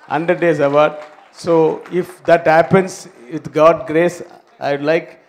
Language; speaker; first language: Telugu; non-native, fluent; Tamil